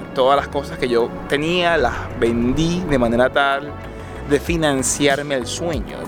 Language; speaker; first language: Spanish; native; Spanish